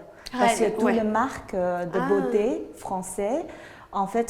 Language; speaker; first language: French; non-native, fluent; Chinese